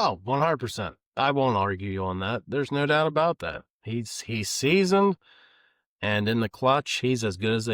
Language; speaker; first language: English; native; English